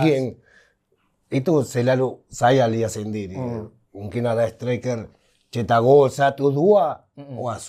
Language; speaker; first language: Indonesian; non-native, fluent; Spanish